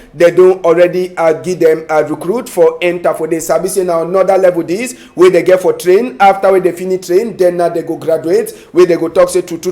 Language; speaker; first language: Nigerian Pidgin; native; Nigerian Pidgin